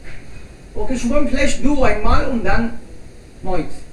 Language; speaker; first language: German; non-native, fluent; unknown